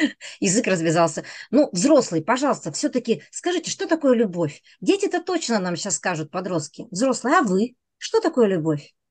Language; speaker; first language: Russian; native; Russian